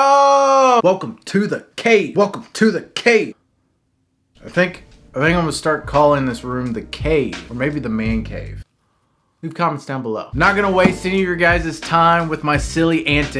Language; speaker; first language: English; native; English